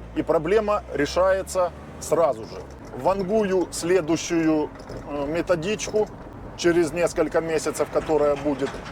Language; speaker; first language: Russian; non-native, local second language; Ukrainian